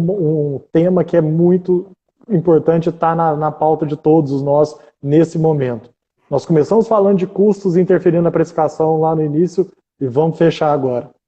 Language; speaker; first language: Portuguese; native; Portuguese